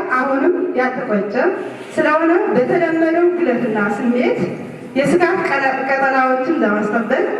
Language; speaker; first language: Amharic; non-native, local second language; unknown